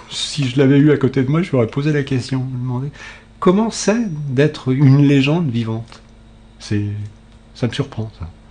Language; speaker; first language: French; native; French